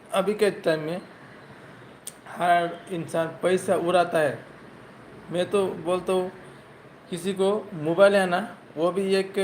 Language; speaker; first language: Hindi; non-native, learner; Bangla